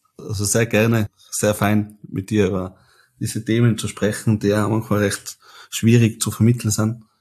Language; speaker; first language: German; native; German